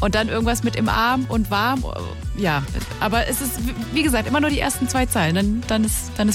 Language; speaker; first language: German; native; German